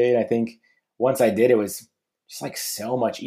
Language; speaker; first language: English; native; English